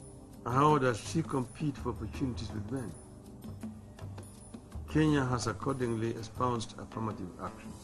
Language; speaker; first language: English; non-native, local second language; Luo (Kenya and Tanzania)